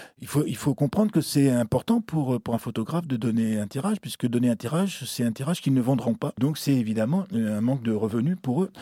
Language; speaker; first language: French; native; French